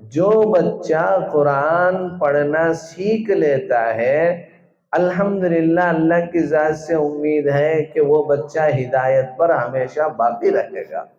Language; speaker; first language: Urdu; native; Urdu